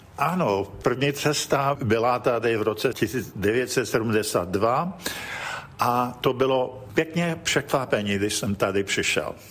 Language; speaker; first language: Czech; early bilingual, heritage; English